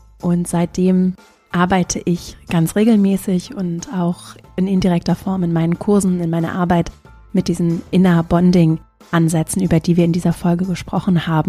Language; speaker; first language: German; native; German